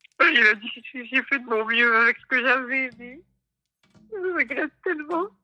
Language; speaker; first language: French; early bilingual, other home language; Wolof